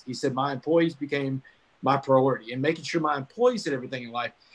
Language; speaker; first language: English; native; English